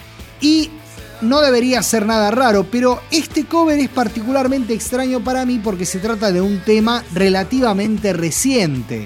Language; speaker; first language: Spanish; native; Spanish